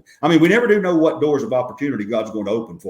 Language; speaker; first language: English; native; English